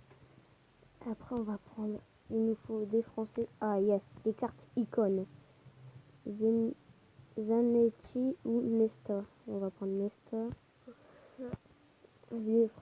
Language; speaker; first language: French; native; French